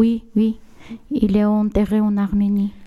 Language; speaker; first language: French; non-native, learner; Armenian